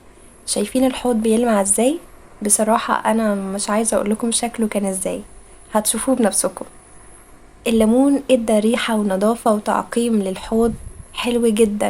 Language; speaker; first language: Arabic; native; Arabic